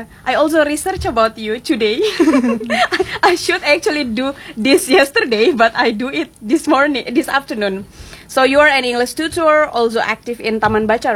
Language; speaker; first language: English; non-native, fluent; Indonesian